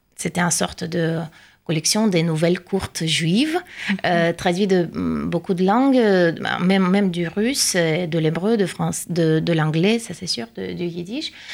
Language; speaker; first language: French; non-native, fluent; Russian